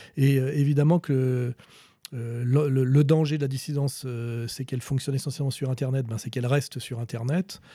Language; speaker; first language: French; native; French